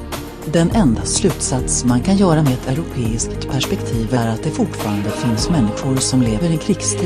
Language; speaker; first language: Swedish; non-native, learner; Croatian